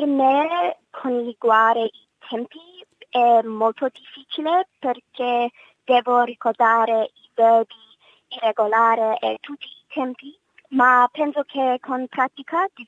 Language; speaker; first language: Italian; non-native, learner; English